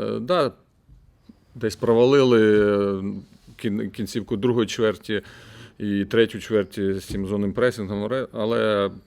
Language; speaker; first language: Ukrainian; native; Ukrainian